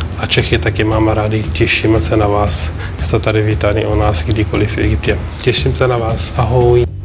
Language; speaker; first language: Czech; non-native, fluent; Arabic